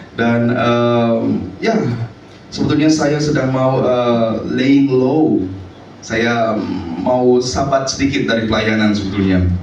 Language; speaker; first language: Indonesian; native; Indonesian